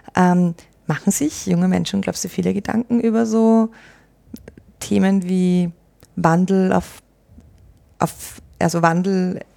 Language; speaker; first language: German; native; German